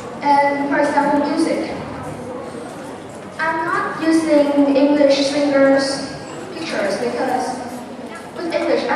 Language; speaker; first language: English; non-native, fluent; Vietnamese